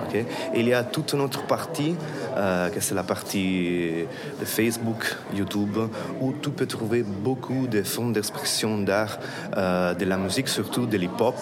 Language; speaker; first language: French; non-native, fluent; Italian